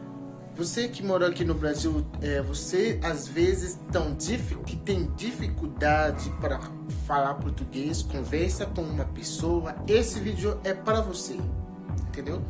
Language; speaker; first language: Portuguese; non-native, learner; Haitian Creole